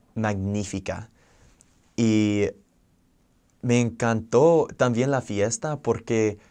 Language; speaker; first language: Spanish; non-native, fluent; English